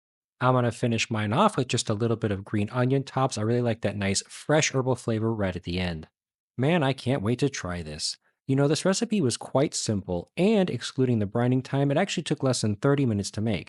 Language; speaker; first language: English; native; English